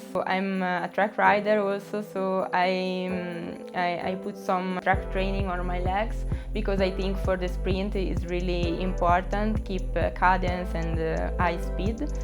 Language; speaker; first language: English; non-native, fluent; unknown